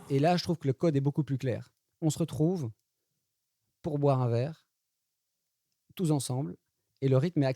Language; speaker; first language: French; native; French